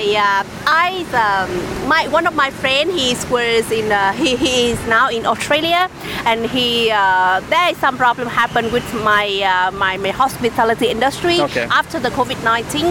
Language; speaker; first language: English; non-native, learner; Vietnamese